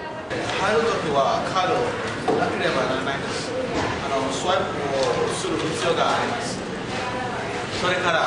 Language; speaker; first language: Japanese; non-native, learner; English